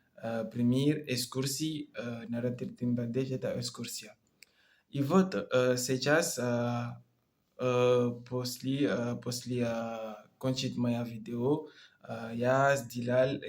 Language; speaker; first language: Russian; non-native, learner; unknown